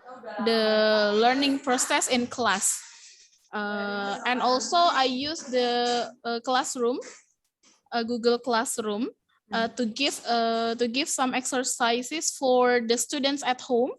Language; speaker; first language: English; non-native, fluent; Indonesian